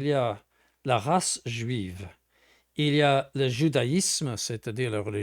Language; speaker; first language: French; non-native, fluent; English